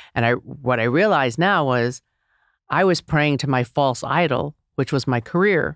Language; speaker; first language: English; native; English